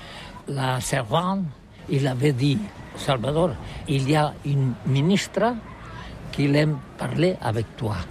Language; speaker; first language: French; non-native, learner; Catalan